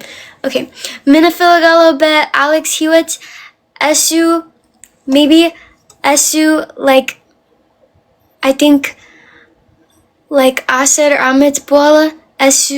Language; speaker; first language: Amharic; early bilingual, heritage; Amharic